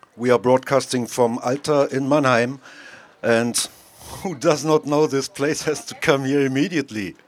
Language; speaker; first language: English; non-native, fluent; German